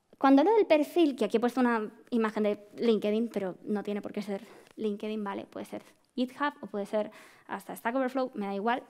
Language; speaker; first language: Spanish; native; Spanish